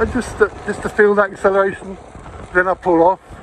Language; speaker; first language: English; native; English